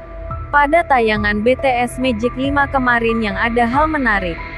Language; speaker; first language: Indonesian; native; Indonesian